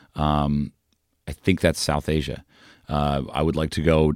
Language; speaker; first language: English; native; English